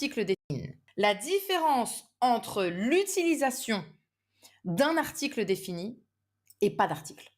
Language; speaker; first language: French; non-native, fluent; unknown